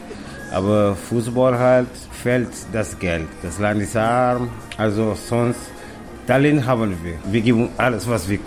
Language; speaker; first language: German; non-native, learner; Kabuverdianu